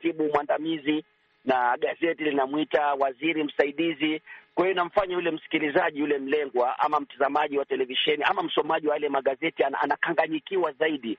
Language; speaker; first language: Swahili; native; Swahili